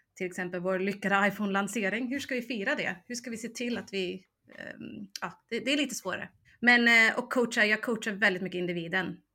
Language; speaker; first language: Swedish; early bilingual, heritage; Swedish